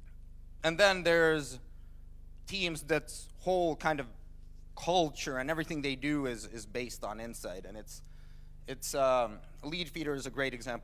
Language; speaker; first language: English; non-native, fluent; Finnish